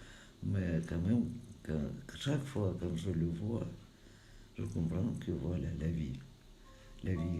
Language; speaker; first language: French; non-native, fluent; Russian